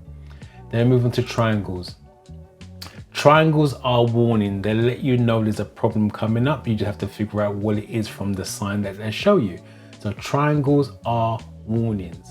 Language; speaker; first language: English; native; English